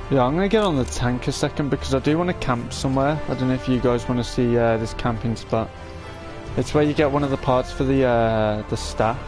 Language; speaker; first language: English; native; English